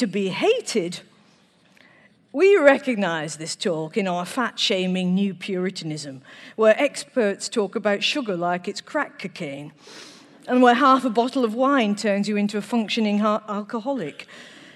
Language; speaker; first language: English; native; English